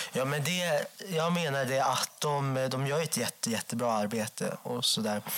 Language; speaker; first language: Swedish; native; Swedish